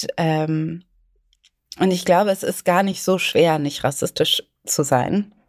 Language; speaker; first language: German; native; German